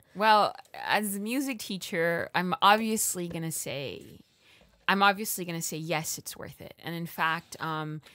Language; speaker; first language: English; early bilingual, other home language; Spanish